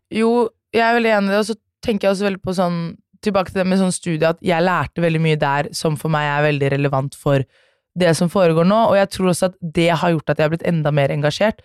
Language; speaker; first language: Norwegian; native; Norwegian